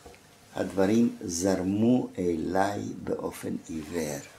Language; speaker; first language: Hebrew; non-native, fluent; German